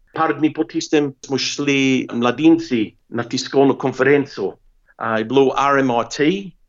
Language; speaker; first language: Slovenian; early bilingual, heritage; Slovenian